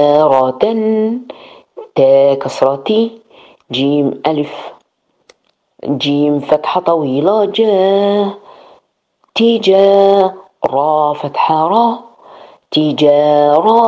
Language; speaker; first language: Arabic; non-native, learner; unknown